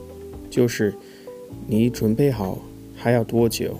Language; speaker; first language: Chinese; non-native, fluent; English